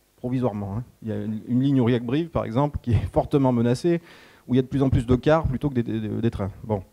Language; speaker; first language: French; native; French